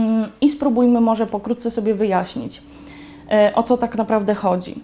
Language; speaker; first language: Polish; native; Polish